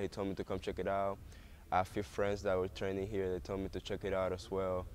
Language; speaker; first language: English; early bilingual, other home language; Spanish